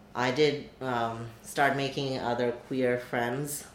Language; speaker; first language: English; non-native, local second language; Bangla